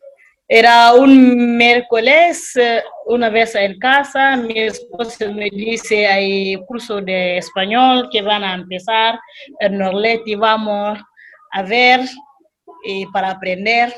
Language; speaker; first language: Spanish; non-native, learner; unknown